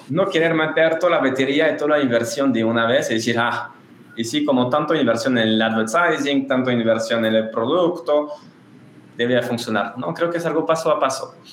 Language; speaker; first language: Spanish; non-native, fluent; French